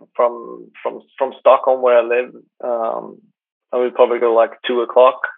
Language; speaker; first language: English; non-native, fluent; Swedish